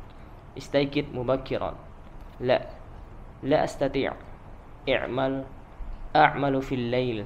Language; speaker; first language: Arabic; non-native, fluent; Indonesian